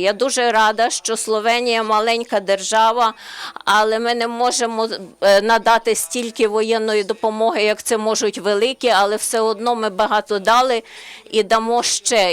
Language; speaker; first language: Ukrainian; non-native, learner; Slovenian